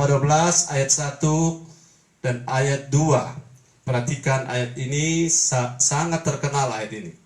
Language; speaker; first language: Indonesian; native; Indonesian